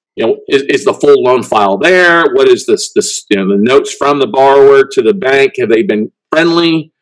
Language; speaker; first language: English; native; English